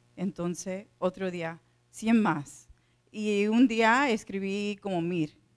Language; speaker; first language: Spanish; early bilingual, heritage; Spanish